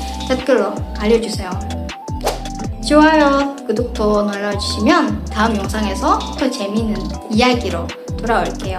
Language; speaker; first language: Korean; non-native, fluent; Indonesian